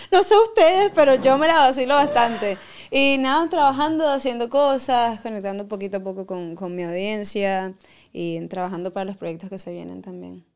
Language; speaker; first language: Spanish; native; Spanish